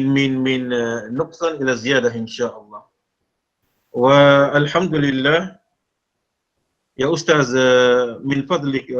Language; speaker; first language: Arabic; non-native, fluent; Malay